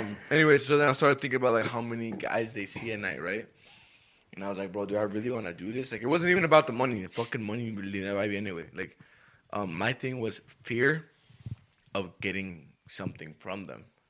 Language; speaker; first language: English; early bilingual, other home language; Spanish